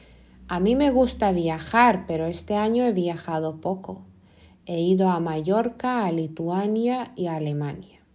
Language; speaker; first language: Spanish; non-native, fluent; Lithuanian